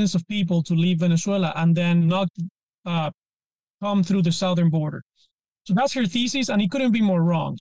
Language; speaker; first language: English; non-native, fluent; Spanish